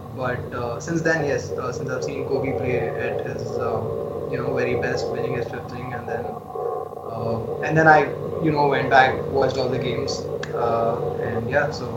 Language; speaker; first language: English; non-native, local second language; Telugu